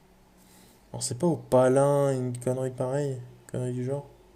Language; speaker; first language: French; native; French